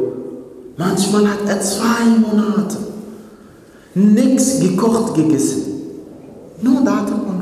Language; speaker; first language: German; non-native, fluent; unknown